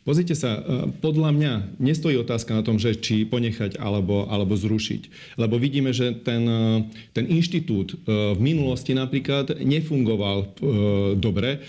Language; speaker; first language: Slovak; non-native, local second language; Hungarian